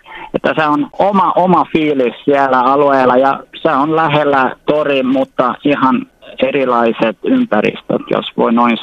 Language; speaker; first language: Finnish; non-native, local second language; Swedish